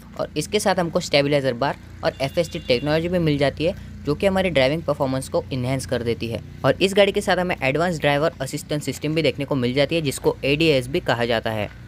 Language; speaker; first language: Hindi; non-native, local second language; Marathi